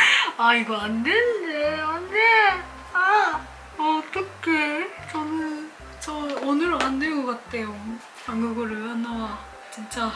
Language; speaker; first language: Korean; non-native, learner; Japanese